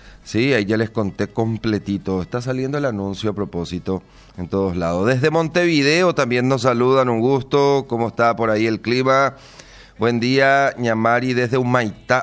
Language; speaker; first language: Spanish; native; Spanish